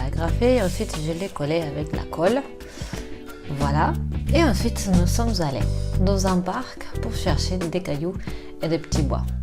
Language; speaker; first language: French; non-native, fluent; Spanish